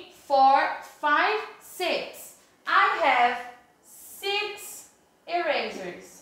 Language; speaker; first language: English; non-native, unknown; Portuguese